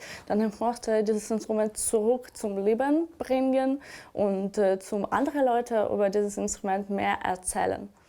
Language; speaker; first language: German; non-native, learner; Ukrainian